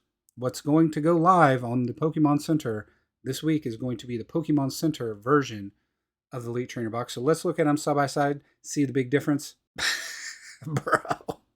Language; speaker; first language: English; native; English